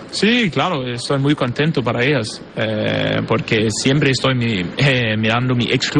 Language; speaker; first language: Spanish; non-native, fluent; Portuguese